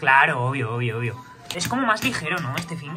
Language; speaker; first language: Spanish; native; Spanish